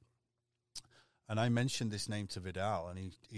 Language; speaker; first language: English; native; English